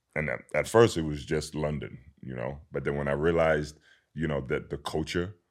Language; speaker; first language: English; native; English